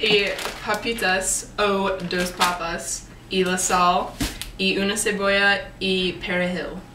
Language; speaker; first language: Spanish; non-native, learner; English